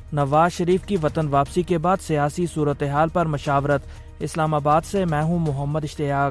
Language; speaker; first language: Urdu; native; Urdu